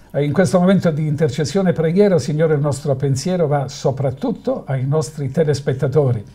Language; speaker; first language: Italian; native; Italian